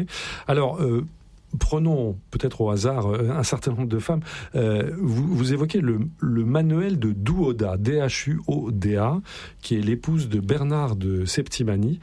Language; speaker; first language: French; native; French